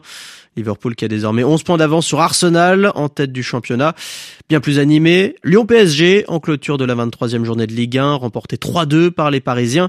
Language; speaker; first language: French; native; French